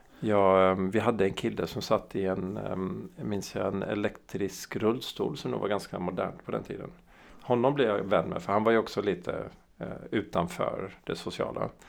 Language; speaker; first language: Swedish; early bilingual, heritage; Swedish